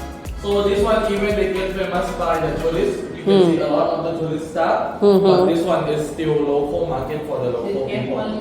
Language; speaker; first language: English; non-native, fluent; Thai